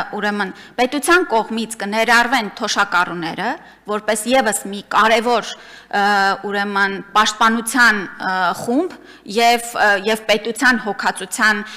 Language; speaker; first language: Armenian; native; Armenian